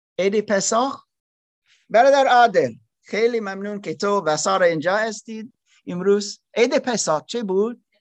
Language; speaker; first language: Persian; non-native, learner; German